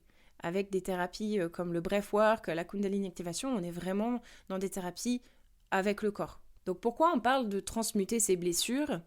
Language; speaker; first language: French; native; French